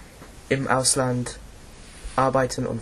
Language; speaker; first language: German; non-native, learner; English